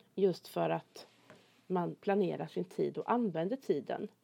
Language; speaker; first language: Swedish; native; Swedish